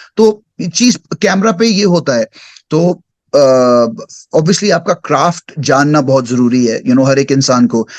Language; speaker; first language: Hindi; early bilingual, heritage; Hindi